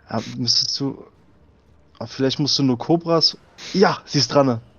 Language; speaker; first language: German; native; German